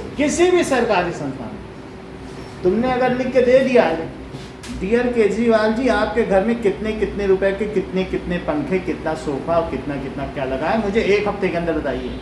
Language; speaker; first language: Hindi; native; Hindi